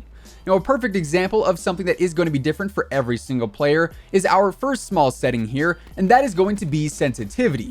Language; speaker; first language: English; native; English